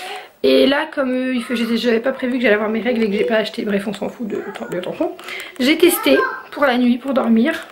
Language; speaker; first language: French; native; French